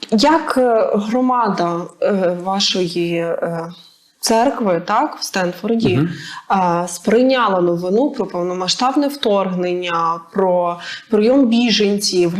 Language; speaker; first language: Ukrainian; native; Ukrainian